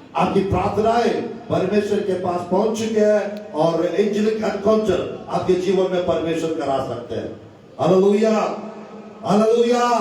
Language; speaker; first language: Hindi; non-native, local second language; Telugu